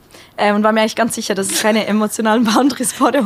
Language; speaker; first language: German; native; German